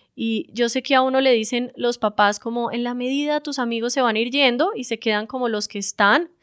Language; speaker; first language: Spanish; native; Spanish